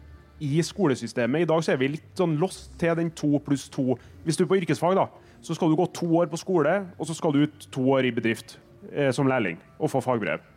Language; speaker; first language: Norwegian; native; Norwegian